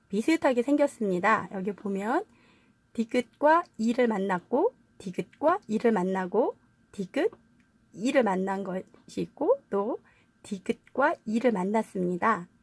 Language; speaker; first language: Korean; native; Korean